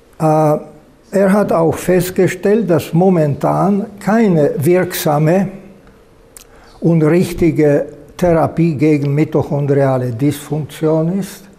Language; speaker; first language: German; non-native, fluent; Slovak